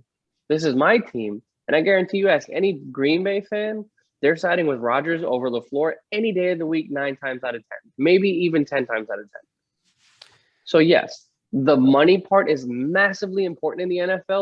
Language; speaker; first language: English; native; English